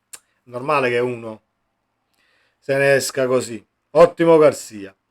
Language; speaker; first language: Italian; native; Italian